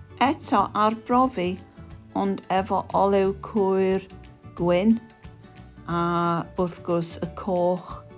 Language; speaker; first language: Welsh; non-native, fluent; English